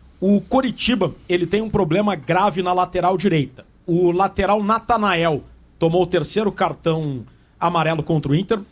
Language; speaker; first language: Portuguese; native; Portuguese